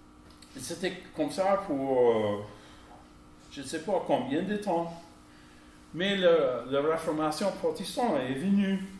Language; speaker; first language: French; non-native, fluent; English